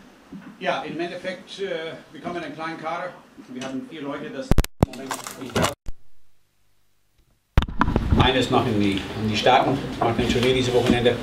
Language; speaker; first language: German; non-native, fluent; English